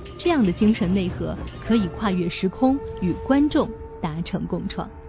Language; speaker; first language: Chinese; native; Chinese